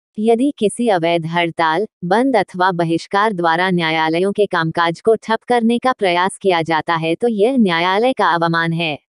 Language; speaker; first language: Hindi; native; Hindi